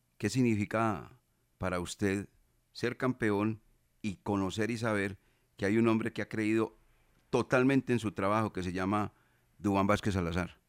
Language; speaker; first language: Spanish; native; Spanish